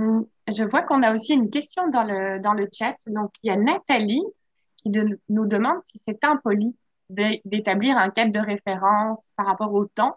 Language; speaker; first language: French; native; French